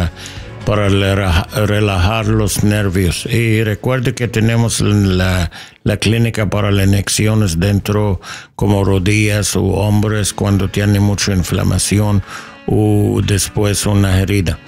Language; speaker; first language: Spanish; non-native, learner; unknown